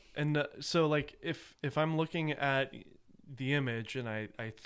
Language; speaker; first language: English; native; English